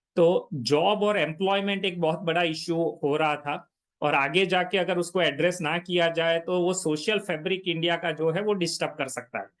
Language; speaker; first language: Hindi; non-native, local second language; Gujarati